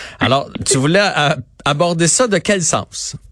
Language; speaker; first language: French; native; French